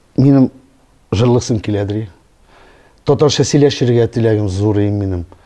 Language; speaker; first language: Tatar; non-native, local second language; Russian